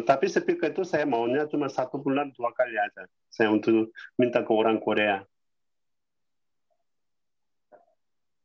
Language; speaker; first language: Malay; non-native, learner; Korean